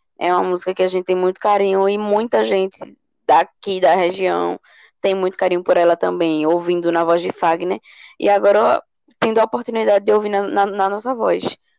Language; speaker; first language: Portuguese; native; Portuguese